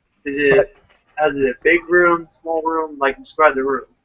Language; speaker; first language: English; native; English